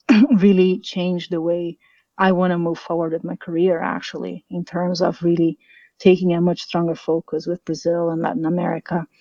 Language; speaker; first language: English; non-native, fluent; Portuguese